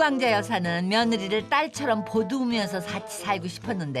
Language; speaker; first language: Korean; native; Korean